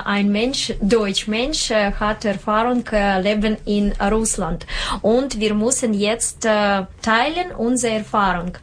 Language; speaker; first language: German; non-native, learner; Russian